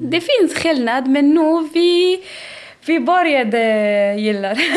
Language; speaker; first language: Swedish; non-native, learner; Arabic